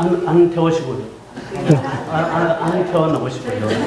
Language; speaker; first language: Korean; non-native, learner; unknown